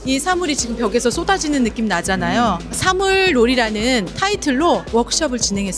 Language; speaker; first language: Korean; native; Korean